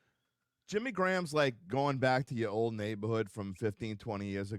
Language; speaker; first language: English; native; English